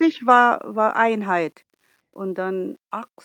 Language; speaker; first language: German; non-native, learner; Vietnamese